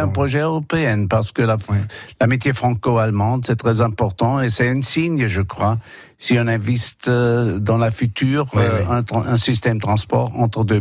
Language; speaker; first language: French; non-native, fluent; German